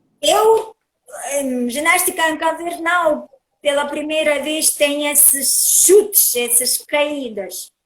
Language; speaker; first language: Portuguese; non-native, learner; Russian